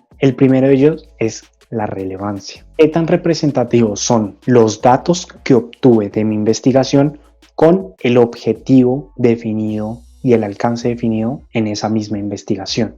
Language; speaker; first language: Spanish; native; Spanish